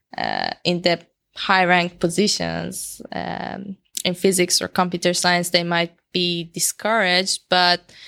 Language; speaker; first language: English; non-native, fluent; Persian